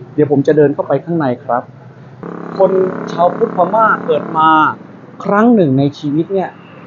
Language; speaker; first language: Thai; native; Thai